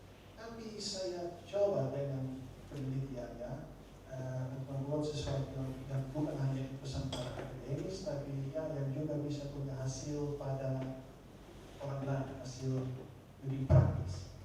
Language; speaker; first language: Indonesian; non-native, fluent; Dutch